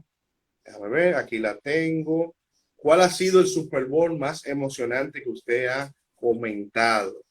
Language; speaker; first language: Spanish; native; Spanish